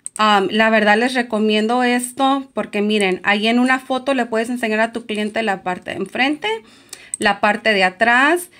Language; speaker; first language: Spanish; early bilingual, heritage; Spanish